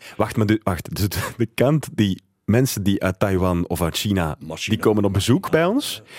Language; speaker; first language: Dutch; native; Dutch